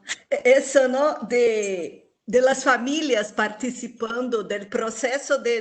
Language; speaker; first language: Spanish; non-native, local second language; Portuguese